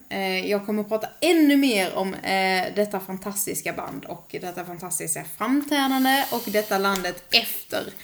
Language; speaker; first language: Swedish; native; Swedish